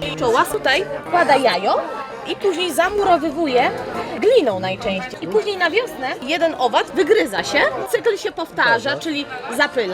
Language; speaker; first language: Polish; native; Polish